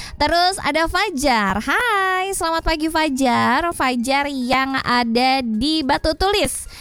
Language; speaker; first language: Indonesian; native; Indonesian